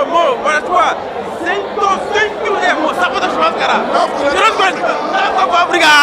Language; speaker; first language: Japanese; non-native, fluent; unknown